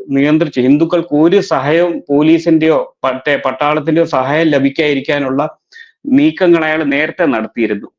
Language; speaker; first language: Malayalam; native; Malayalam